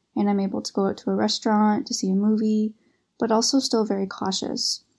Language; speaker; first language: English; native; English